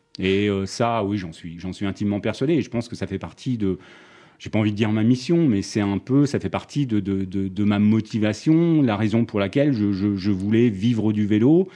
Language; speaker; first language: French; native; French